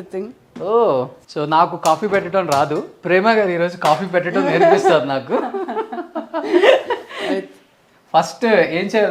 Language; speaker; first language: Telugu; native; Telugu